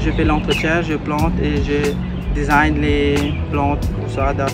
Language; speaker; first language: French; non-native, local second language; Morisyen